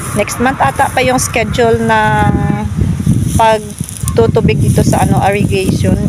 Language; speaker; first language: Filipino; non-native, local second language; Hiligaynon